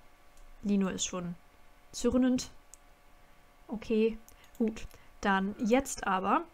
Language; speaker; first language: German; native; German